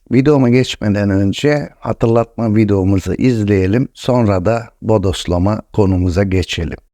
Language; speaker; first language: Turkish; native; Turkish